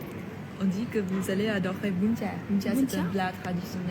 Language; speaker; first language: French; non-native, fluent; Vietnamese